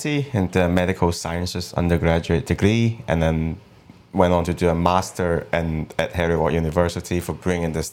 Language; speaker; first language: English; non-native, local second language; Cantonese